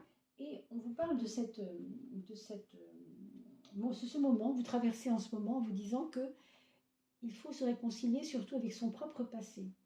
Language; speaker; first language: French; native; French